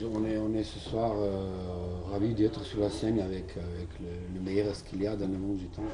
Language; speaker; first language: French; non-native, fluent; Serbian